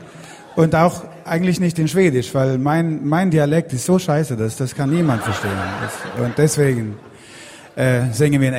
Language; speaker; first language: German; non-native, fluent; Swedish